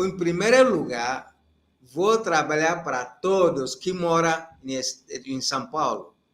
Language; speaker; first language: Portuguese; non-native, fluent; Igbo